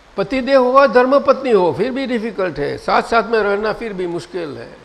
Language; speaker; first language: Hindi; non-native, local second language; Gujarati